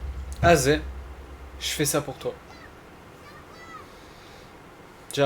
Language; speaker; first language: French; native; French